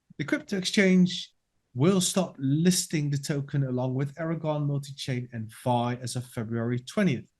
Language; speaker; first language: English; non-native, fluent; Dutch